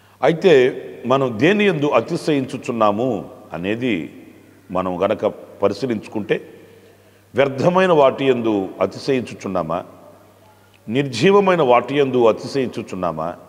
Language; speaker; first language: Telugu; native; Telugu